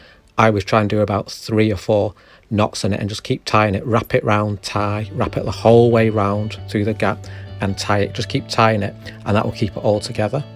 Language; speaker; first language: English; native; English